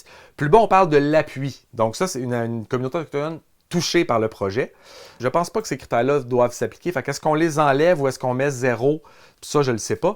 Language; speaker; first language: French; native; French